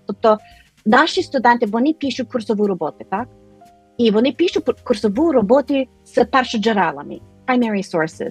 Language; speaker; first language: Ukrainian; non-native, fluent; English